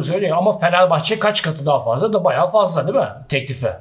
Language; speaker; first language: Turkish; native; Turkish